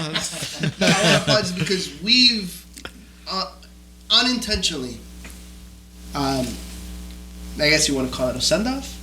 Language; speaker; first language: English; early bilingual, other home language; Spanish